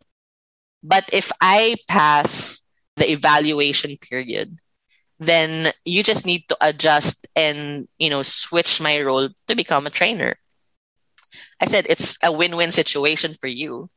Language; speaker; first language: English; non-native, local second language; Filipino